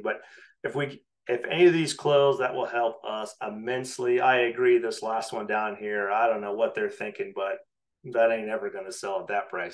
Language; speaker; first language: English; native; English